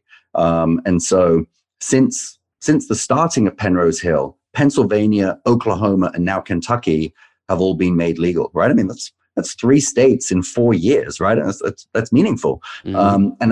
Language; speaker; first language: English; native; English